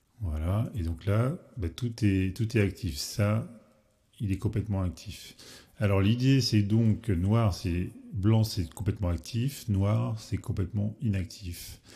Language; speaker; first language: French; native; French